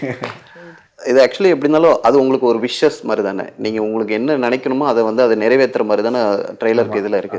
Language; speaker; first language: Tamil; native; Tamil